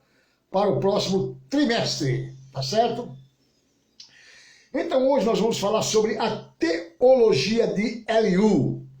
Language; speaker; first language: Portuguese; native; Portuguese